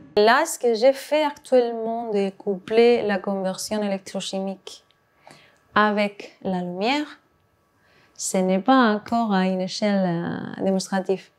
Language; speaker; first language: French; non-native, fluent; Spanish